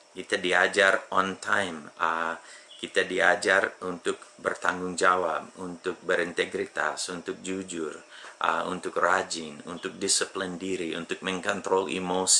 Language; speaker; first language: Indonesian; non-native, fluent; English